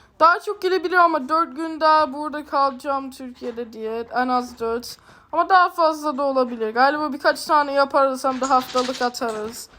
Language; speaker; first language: Turkish; early bilingual, heritage; Turkish